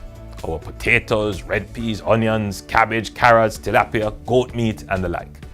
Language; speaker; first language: English; native; English